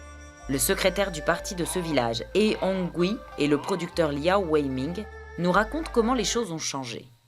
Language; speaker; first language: French; native; French